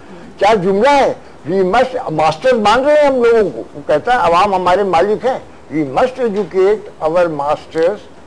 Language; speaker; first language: Urdu; native; Urdu